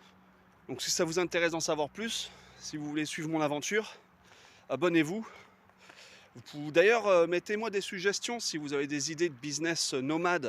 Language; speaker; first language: French; native; French